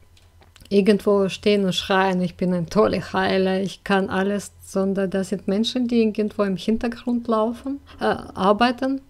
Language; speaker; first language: German; non-native, fluent; Russian